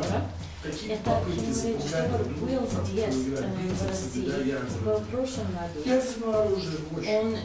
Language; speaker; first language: Russian; native; Russian